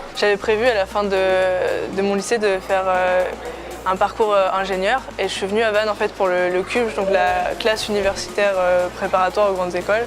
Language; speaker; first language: French; native; French